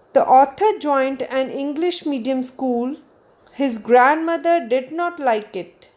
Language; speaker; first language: English; non-native, local second language; Punjabi